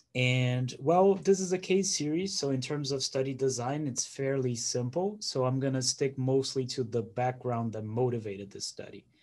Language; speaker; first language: English; non-native, fluent; Portuguese